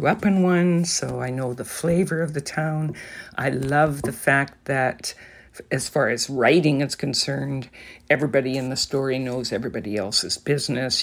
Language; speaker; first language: English; native; English